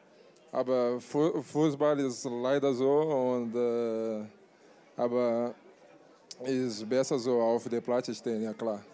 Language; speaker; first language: German; non-native, learner; Portuguese